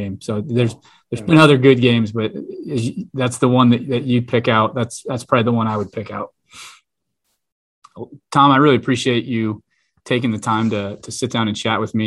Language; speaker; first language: English; native; English